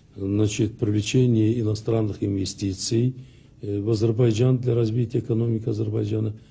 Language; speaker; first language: Russian; non-native, local second language; Azerbaijani